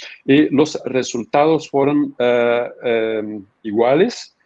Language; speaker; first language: Spanish; non-native, fluent; Portuguese